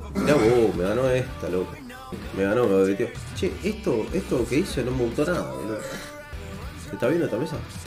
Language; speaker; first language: Spanish; native; Spanish